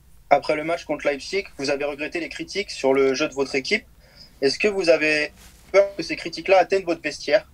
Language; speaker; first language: French; native; French